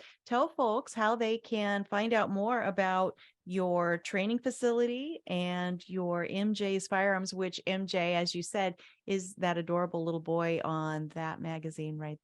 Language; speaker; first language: English; native; English